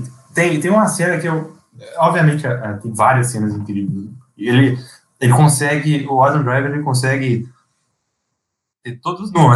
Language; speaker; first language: Portuguese; native; Portuguese